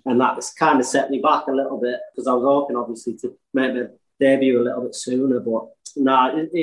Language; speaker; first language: English; native; English